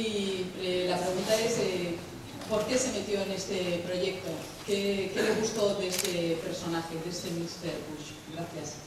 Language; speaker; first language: Spanish; native; Spanish